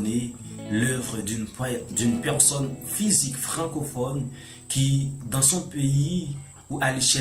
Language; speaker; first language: French; non-native, local second language; Haitian Creole